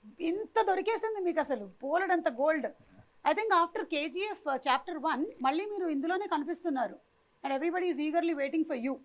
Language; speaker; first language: Telugu; native; Telugu